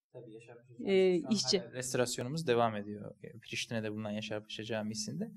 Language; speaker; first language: Turkish; native; Turkish